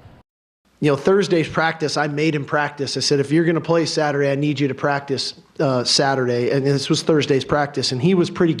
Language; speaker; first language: English; native; English